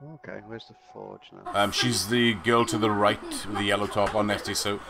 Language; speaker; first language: English; native; English